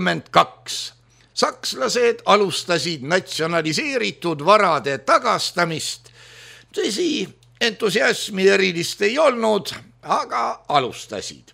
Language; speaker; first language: Estonian; native; Estonian